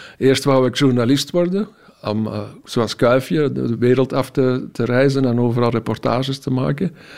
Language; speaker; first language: Dutch; native; Dutch